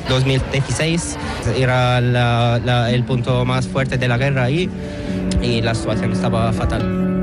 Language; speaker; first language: Spanish; non-native, fluent; Arabic